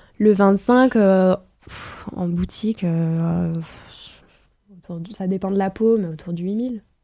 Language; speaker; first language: French; native; French